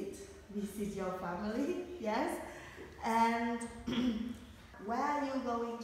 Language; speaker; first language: English; non-native, fluent; Vietnamese